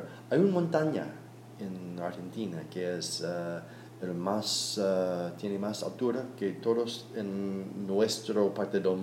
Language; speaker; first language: Spanish; non-native, learner; English